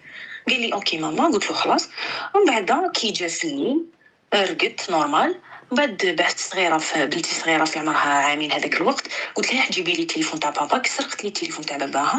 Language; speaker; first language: Arabic; native; Arabic